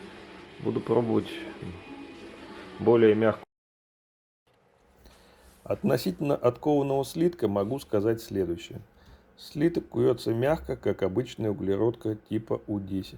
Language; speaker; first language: Russian; native; Russian